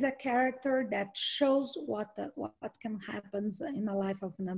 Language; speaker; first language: English; non-native, fluent; Portuguese